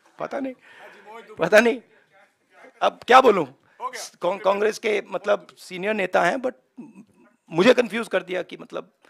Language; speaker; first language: Hindi; native; Hindi